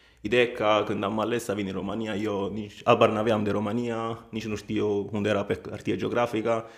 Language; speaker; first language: Romanian; non-native, fluent; Italian